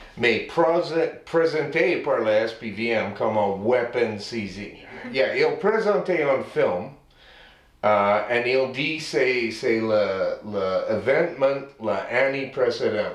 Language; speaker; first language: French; non-native, learner; English